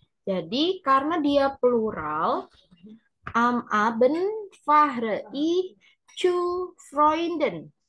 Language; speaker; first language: German; non-native, learner; Indonesian